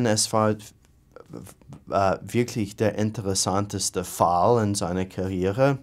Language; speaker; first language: German; non-native, fluent; English